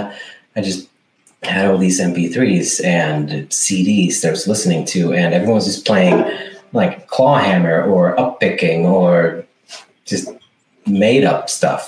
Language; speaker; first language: English; non-native, fluent; Swedish